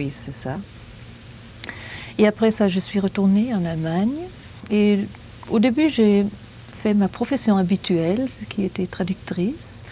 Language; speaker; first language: French; non-native, fluent; German